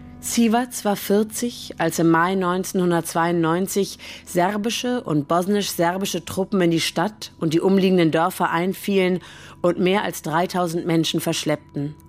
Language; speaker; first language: German; native; German